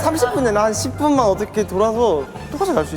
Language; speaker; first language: Korean; native; Korean